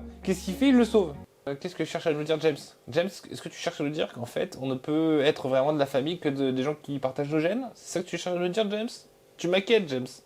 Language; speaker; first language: French; native; French